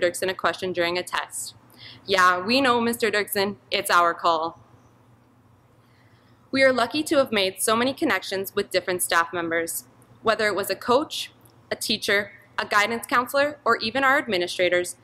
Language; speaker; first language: English; native; English